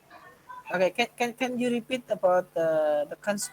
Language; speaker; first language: English; non-native, learner; Indonesian